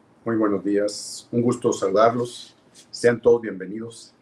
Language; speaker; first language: Spanish; native; Spanish